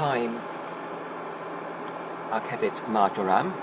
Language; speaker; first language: Welsh; non-native, learner; Polish